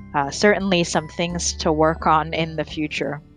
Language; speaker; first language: English; early bilingual, other home language; Rundi